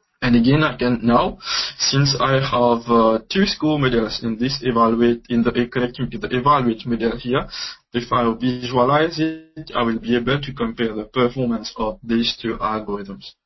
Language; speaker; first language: English; non-native, local second language; Morisyen